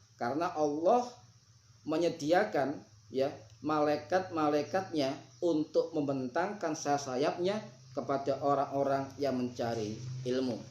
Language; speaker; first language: Indonesian; non-native, local second language; Javanese